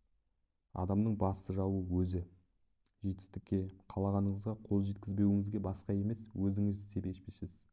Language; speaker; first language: Kazakh; native; Kazakh